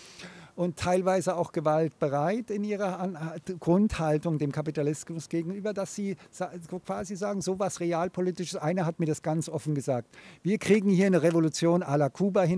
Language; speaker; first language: German; native; German